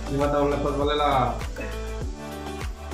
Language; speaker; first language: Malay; non-native, learner; Bangla